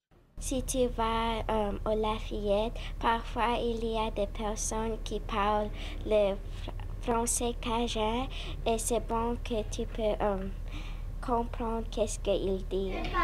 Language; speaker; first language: French; non-native, learner; English